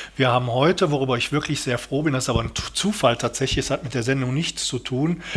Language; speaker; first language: German; native; German